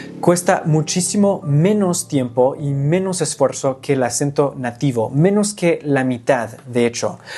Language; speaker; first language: Spanish; non-native, fluent; English